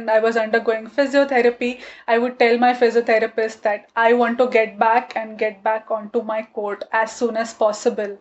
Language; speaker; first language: English; non-native, local second language; Gujarati